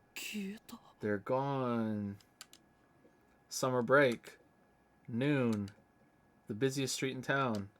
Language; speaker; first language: English; native; English